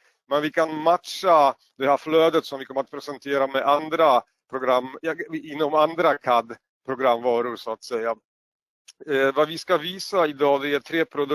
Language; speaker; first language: Swedish; non-native, fluent; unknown